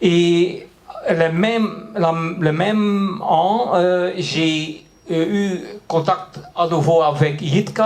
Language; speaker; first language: French; non-native, local second language; Dutch